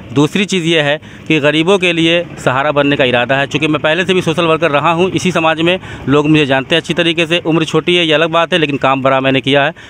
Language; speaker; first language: Hindi; native; Hindi